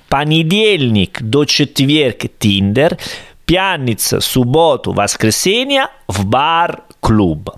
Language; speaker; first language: Russian; non-native, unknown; Italian